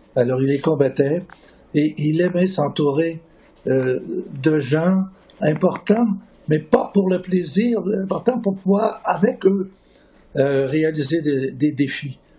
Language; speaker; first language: French; native; French